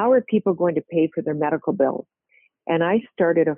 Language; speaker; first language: English; native; English